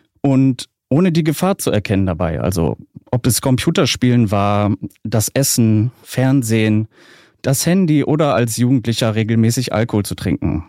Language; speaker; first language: German; native; German